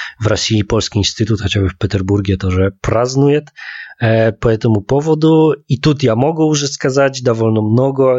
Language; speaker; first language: Polish; non-native, learner; Russian